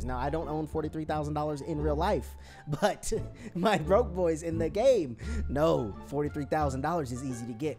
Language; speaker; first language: English; native; English